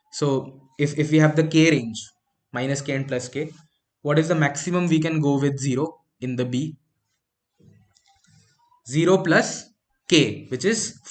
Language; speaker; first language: English; non-native, local second language; Hindi